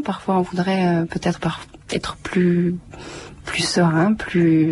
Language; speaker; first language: French; native; French